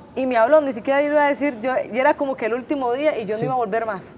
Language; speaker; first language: Spanish; native; Spanish